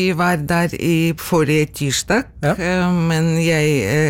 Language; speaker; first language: Norwegian; non-native, learner; Ukrainian